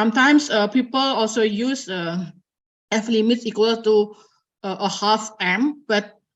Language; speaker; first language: English; non-native, fluent; Indonesian